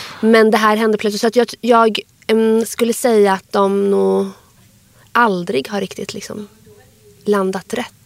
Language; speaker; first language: Swedish; early bilingual, other home language; Arabic